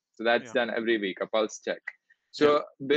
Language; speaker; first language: English; non-native, local second language; Hindi